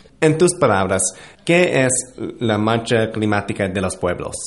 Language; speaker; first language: Spanish; early bilingual, heritage; Spanish